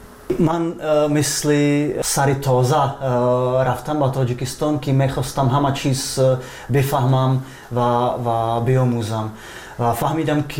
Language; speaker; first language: Persian; non-native, fluent; Czech